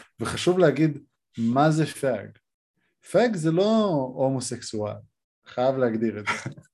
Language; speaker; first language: Hebrew; native; Hebrew